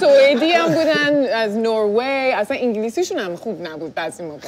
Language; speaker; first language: Persian; early bilingual, heritage; Persian